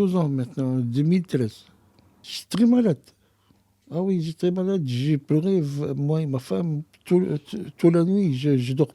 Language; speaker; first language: French; non-native, learner; Arabic